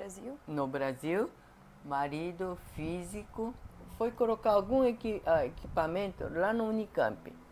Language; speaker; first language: Portuguese; non-native, fluent; Japanese